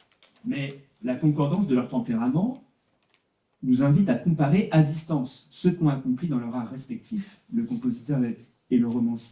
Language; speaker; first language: French; native; French